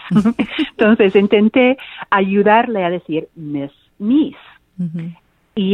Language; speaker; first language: Spanish; non-native, fluent; English